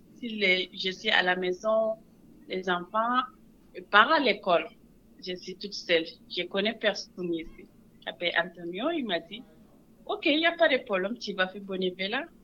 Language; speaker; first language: French; non-native, local second language; Wolof